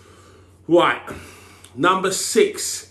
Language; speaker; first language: English; native; English